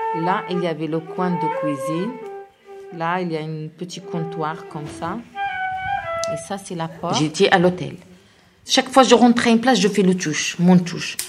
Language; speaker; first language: French; non-native, learner; Arabic